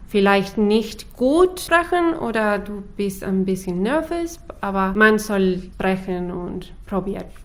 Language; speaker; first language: German; non-native, learner; Spanish